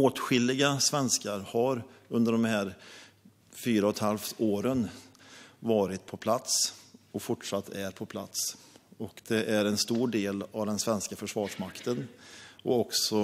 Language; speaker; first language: Swedish; native; Swedish